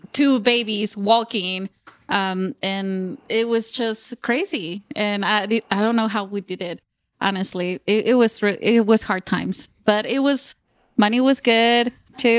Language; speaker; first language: English; non-native, fluent; Spanish